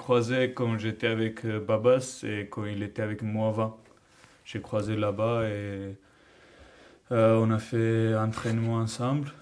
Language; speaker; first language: French; non-native, learner; Georgian